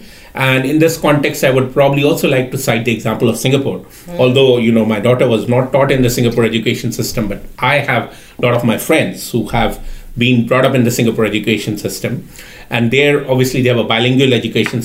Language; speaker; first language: English; non-native, local second language; Bangla